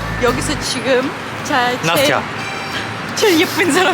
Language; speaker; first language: Korean; non-native, learner; Ukrainian